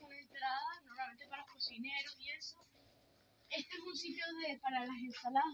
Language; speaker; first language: Spanish; early bilingual, heritage; Spanish